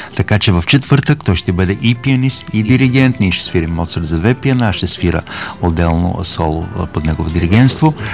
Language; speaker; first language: Bulgarian; native; Bulgarian